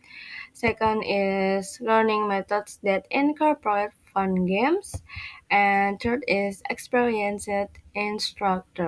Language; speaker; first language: English; non-native, learner; Indonesian